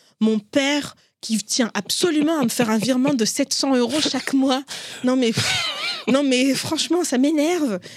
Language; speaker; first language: French; non-native, local second language; Ngazidja Comorian